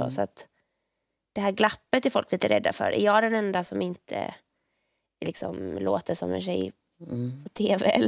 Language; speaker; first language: Swedish; native; Swedish